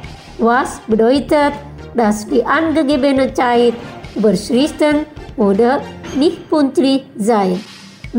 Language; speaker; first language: German; non-native, learner; Indonesian